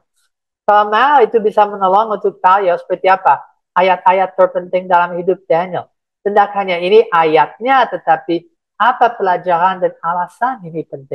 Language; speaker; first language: Indonesian; non-native, fluent; English